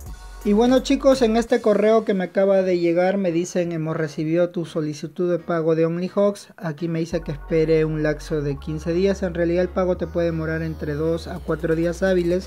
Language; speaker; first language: Spanish; native; Spanish